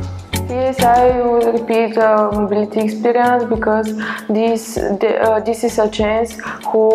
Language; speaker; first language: English; non-native, learner; Bulgarian